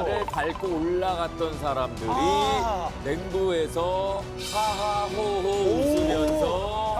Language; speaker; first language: Korean; native; Korean